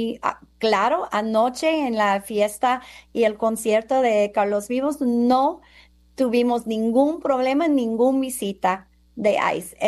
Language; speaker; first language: Spanish; non-native, fluent; English